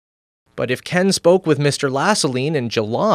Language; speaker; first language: English; native; English